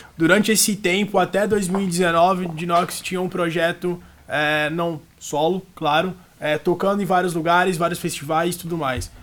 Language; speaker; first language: Portuguese; native; Portuguese